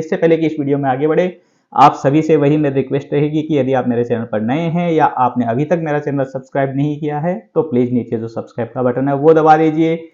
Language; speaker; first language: Hindi; native; Hindi